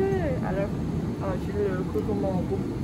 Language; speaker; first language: French; non-native, learner; English